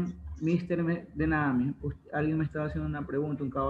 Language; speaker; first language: Spanish; native; Spanish